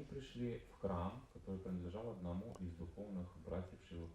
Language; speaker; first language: Russian; native; Russian